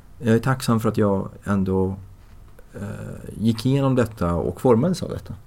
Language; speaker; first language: Swedish; early bilingual, other home language; Persian